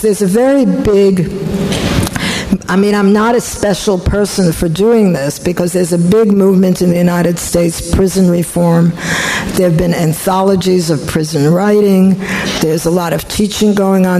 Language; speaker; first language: English; non-native, fluent; Polish